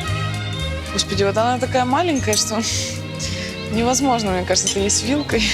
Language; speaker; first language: Russian; native; Russian